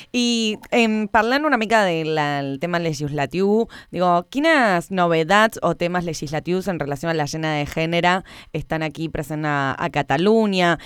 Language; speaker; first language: Catalan; non-native, fluent; Spanish